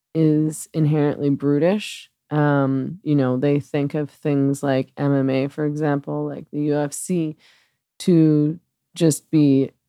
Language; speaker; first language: English; native; English